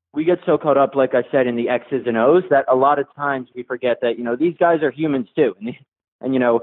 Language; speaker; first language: English; native; English